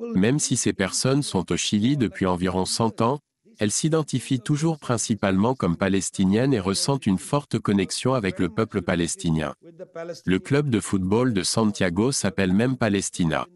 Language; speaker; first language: French; non-native, fluent; Punjabi